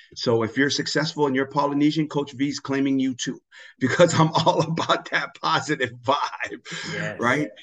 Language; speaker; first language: English; non-native, fluent; Tongan